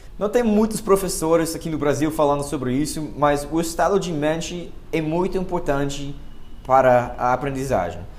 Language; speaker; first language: Portuguese; non-native, fluent; English